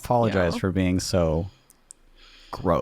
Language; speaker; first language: English; native; English